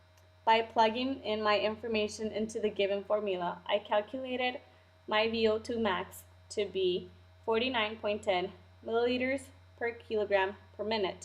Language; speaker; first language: English; native; English